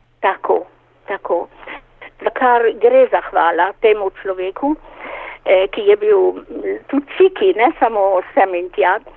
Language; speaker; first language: Slovenian; native; Slovenian